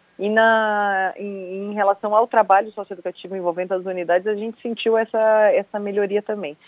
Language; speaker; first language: Portuguese; native; Portuguese